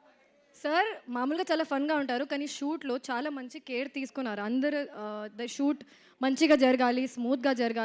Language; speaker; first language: Telugu; non-native, fluent; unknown